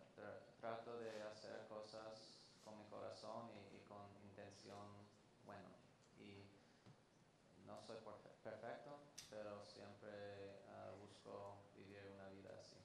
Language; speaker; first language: Spanish; non-native, fluent; English